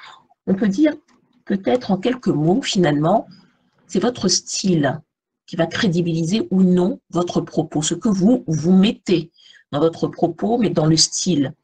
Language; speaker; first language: French; native; French